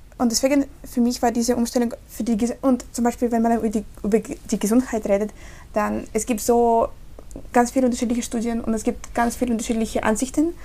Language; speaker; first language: German; non-native, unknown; Russian